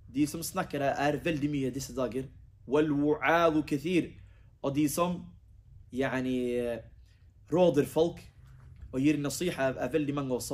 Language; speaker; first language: Norwegian; early bilingual, other home language; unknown